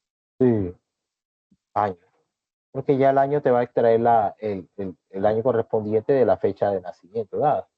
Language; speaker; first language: Spanish; native; Spanish